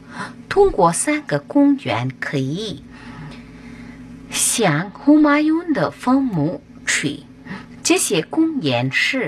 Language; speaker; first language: Chinese; non-native, learner; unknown